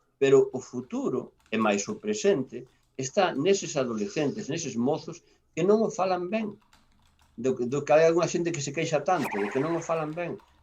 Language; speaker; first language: Galician; non-native, local second language; Spanish